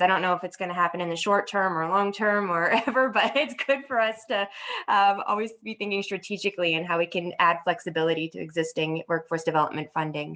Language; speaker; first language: English; native; English